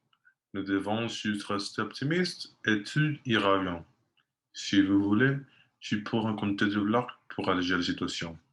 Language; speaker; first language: French; non-native, learner; Spanish